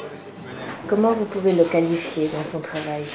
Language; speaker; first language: French; native; French